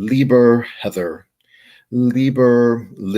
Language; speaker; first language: German; non-native, fluent; English